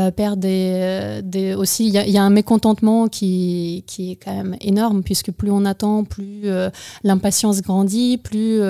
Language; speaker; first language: French; non-native, fluent; Ukrainian